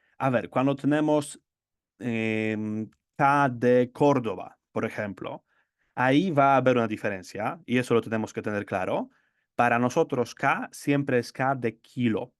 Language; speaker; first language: Spanish; non-native, fluent; Polish